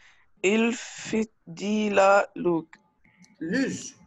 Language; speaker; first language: French; non-native, learner; Arabic